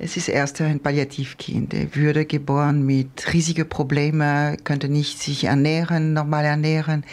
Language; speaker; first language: German; non-native, fluent; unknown